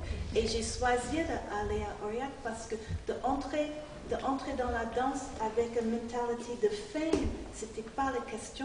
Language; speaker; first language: French; non-native, learner; English